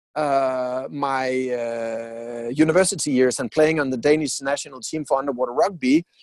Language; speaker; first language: English; non-native, fluent; Danish